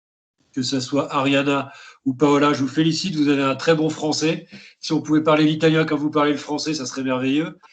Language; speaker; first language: French; native; French